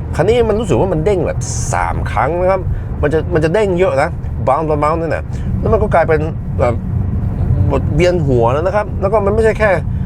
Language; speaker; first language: Thai; non-native, fluent; Norwegian